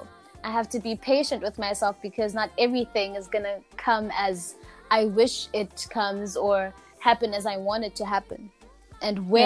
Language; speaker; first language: English; non-native, local second language; Zulu